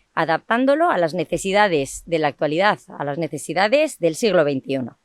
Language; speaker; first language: Spanish; non-native, local second language; Basque